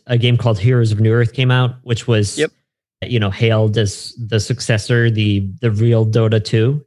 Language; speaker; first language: English; non-native, fluent; German